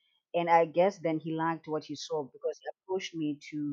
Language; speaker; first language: English; non-native, local second language; Xhosa